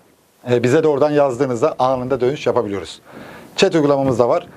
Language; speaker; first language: Turkish; native; Turkish